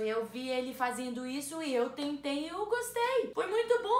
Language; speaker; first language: Portuguese; non-native, learner; English